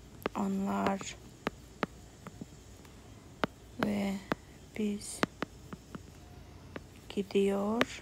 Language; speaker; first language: Turkish; non-native, fluent; Kara-Kalpak